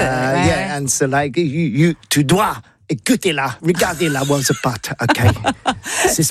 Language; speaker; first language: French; non-native, learner; English